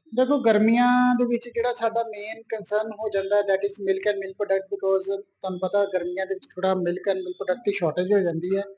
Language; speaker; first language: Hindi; non-native, local second language; Punjabi